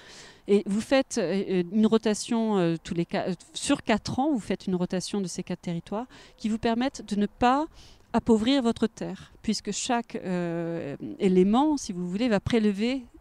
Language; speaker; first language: French; native; French